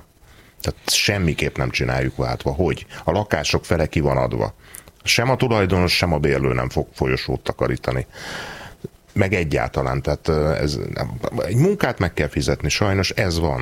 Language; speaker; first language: Hungarian; native; Hungarian